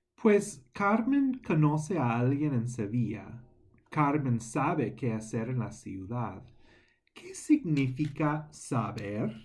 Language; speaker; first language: Spanish; non-native, fluent; English